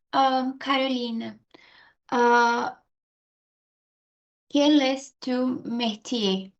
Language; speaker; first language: French; non-native, learner; Portuguese